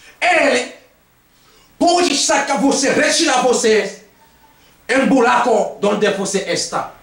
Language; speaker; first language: Portuguese; non-native, learner; Haitian Creole